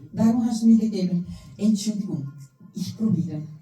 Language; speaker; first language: German; non-native, learner; Portuguese